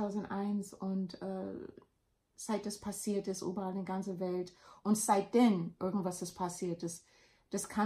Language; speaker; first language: German; non-native, learner; English